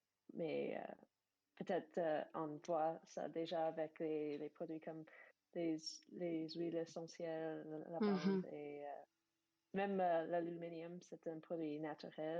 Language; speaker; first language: French; non-native, fluent; English